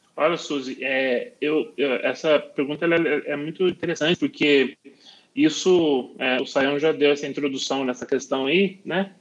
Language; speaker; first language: Portuguese; native; Portuguese